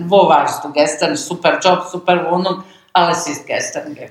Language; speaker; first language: German; non-native, learner; Bosnian